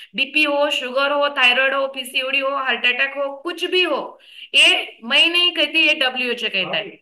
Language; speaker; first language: Hindi; non-native, local second language; Marathi